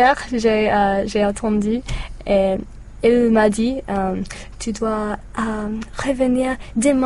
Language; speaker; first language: French; non-native, learner; English